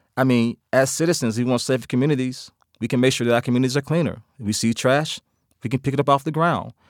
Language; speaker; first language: English; native; English